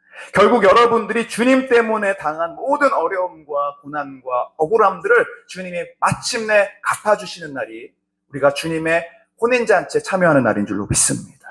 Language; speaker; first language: Korean; native; Korean